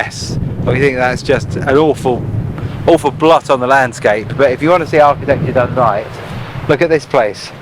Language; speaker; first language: English; native; English